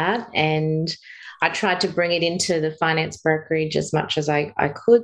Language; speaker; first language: English; native; English